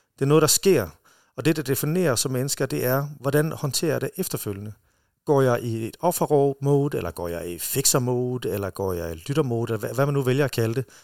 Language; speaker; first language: Danish; early bilingual, heritage; Danish